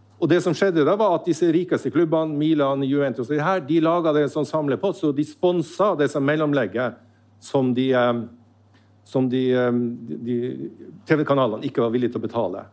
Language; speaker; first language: Norwegian; native; Norwegian